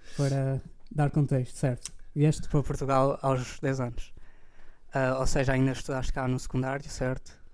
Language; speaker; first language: Portuguese; native; Portuguese